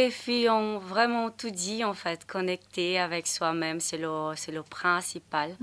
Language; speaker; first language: French; non-native, fluent; Portuguese